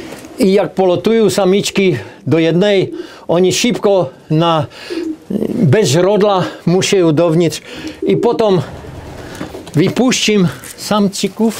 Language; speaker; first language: Polish; non-native, learner; Czech